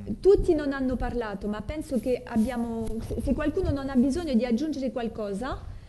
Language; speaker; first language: Italian; non-native, fluent; French